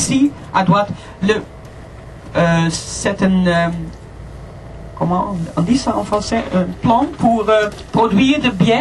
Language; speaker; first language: French; non-native, fluent; Dutch